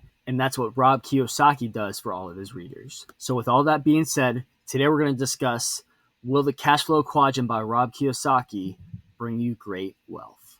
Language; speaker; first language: English; native; English